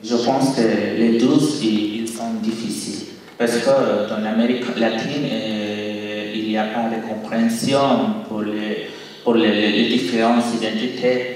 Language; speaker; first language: French; non-native, learner; Spanish